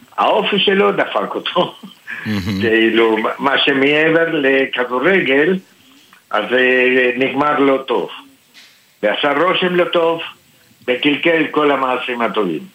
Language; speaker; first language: Hebrew; non-native, fluent; Spanish